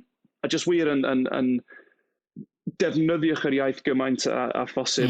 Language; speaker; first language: Welsh; non-native, local second language; English